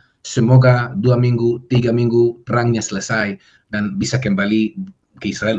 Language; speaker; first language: Indonesian; non-native, fluent; Hebrew